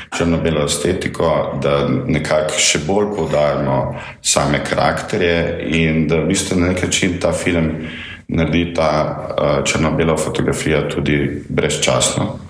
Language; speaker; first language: Slovenian; native; Slovenian